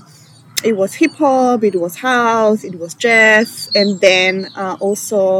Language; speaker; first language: English; non-native, fluent; Polish